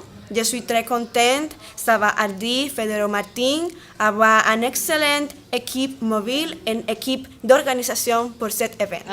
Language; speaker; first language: French; non-native, learner; Spanish